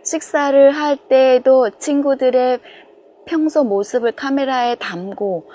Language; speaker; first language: Korean; non-native, fluent; Vietnamese